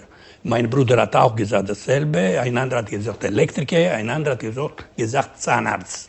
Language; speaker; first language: German; non-native, learner; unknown